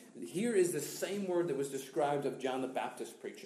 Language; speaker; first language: English; native; English